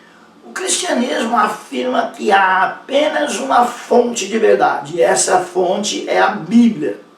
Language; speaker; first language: Portuguese; native; Portuguese